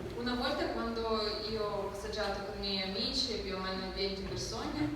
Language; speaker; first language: Italian; non-native, learner; Ukrainian